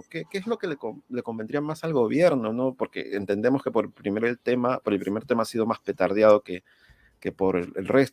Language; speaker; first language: Spanish; native; Spanish